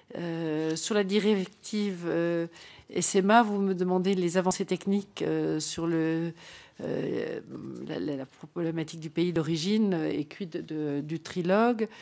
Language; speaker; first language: French; native; French